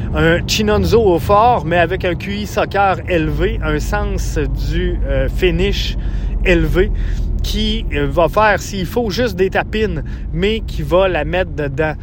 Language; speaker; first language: French; native; French